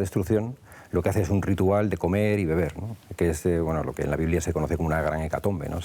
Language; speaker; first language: Spanish; native; Spanish